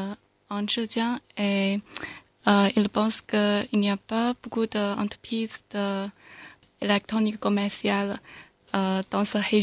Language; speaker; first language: French; non-native, learner; Chinese